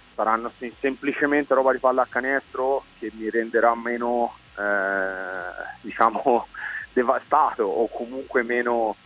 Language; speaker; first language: Italian; native; Italian